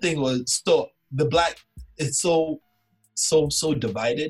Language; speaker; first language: English; non-native, local second language; Yoruba